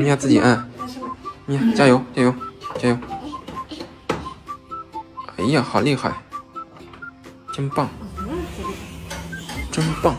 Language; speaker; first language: Chinese; native; Chinese